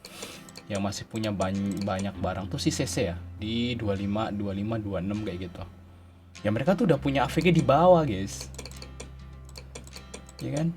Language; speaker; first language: Indonesian; native; Indonesian